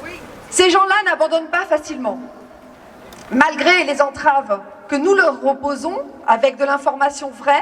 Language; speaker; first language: French; native; French